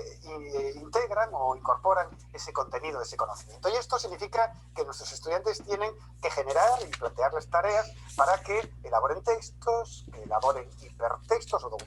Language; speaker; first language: Spanish; native; Spanish